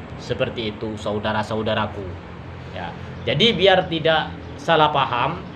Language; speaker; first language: Indonesian; non-native, local second language; Madurese